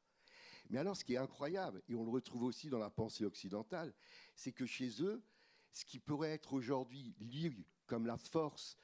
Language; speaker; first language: French; native; French